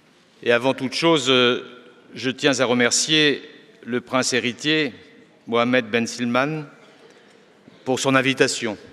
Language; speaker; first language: French; native; French